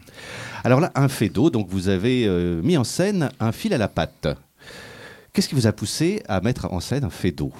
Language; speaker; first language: French; native; French